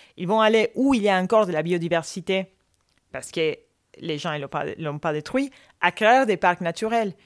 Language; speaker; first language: French; non-native, fluent; Spanish